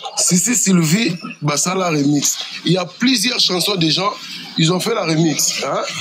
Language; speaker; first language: French; non-native, local second language; Lingala